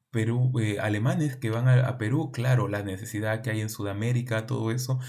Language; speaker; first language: Spanish; native; Spanish